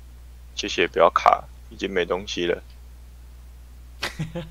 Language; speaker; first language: Chinese; native; Chinese